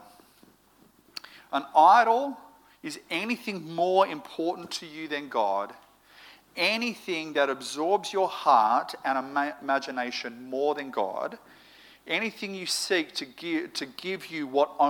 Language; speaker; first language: English; native; English